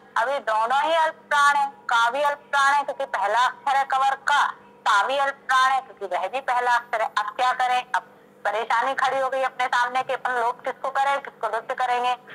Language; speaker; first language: Hindi; native; Hindi